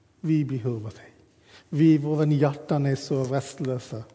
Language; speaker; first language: Swedish; non-native, fluent; English